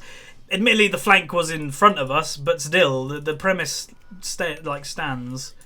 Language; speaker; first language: English; native; English